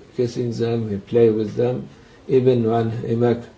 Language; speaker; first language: English; non-native, learner; Turkish